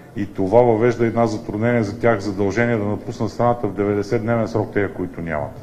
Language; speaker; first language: Bulgarian; native; Bulgarian